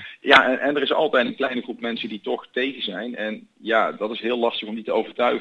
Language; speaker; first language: Dutch; native; Dutch